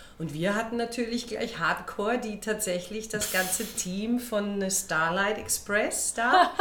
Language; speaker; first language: German; native; German